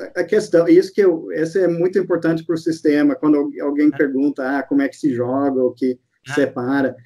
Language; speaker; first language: Portuguese; non-native, fluent; English